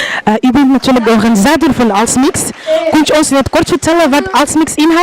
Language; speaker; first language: Dutch; non-native, fluent; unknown